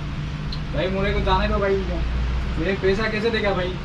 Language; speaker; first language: Hindi; non-native, local second language; Assamese